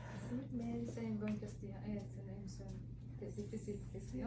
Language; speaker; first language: French; non-native, learner; Persian